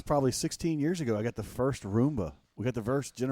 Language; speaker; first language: English; native; English